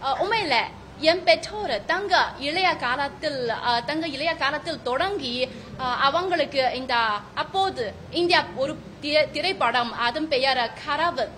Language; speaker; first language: Tamil; non-native, fluent; Chinese